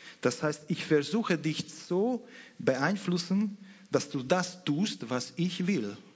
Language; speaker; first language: German; non-native, fluent; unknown